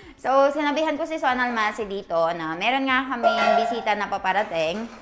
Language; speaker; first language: Filipino; native; Filipino